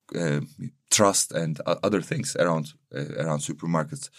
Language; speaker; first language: English; non-native, fluent; Turkish